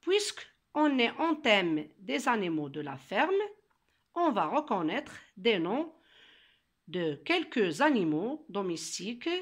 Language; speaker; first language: French; non-native, local second language; Arabic